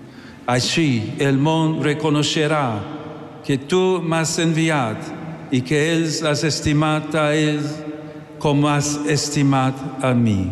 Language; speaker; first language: Catalan; non-native, learner; English